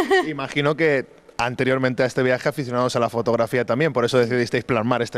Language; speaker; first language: Spanish; native; Spanish